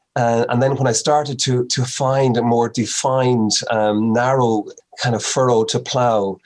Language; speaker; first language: English; native; English